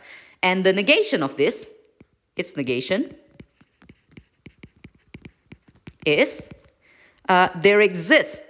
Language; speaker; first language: English; non-native, fluent; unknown